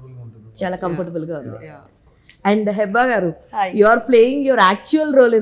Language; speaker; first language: Telugu; native; Telugu